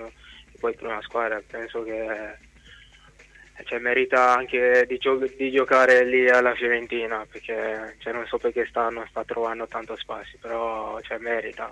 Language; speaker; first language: Italian; non-native, fluent; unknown